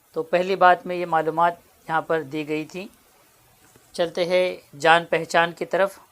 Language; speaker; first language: Urdu; native; Urdu